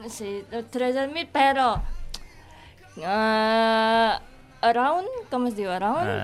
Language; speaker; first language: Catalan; non-native, learner; Indonesian